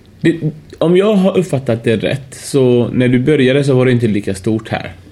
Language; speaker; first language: Swedish; early bilingual, other home language; Persian